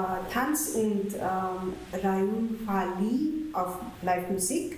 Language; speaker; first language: German; non-native, fluent; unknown